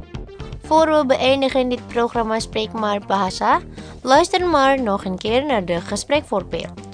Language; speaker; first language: Dutch; non-native, learner; Indonesian